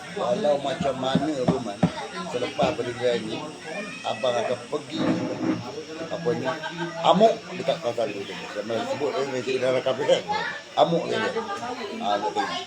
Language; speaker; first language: Malay; native; Malay